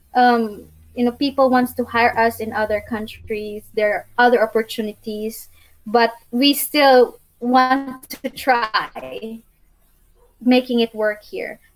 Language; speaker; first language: English; non-native, local second language; Cebuano